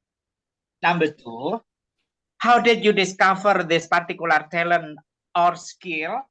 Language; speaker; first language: English; non-native, learner; Indonesian